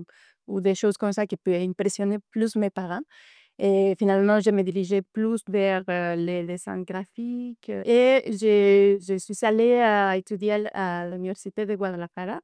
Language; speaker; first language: French; non-native, fluent; Spanish